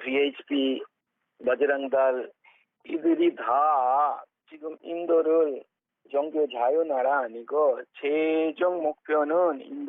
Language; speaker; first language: Korean; non-native, fluent; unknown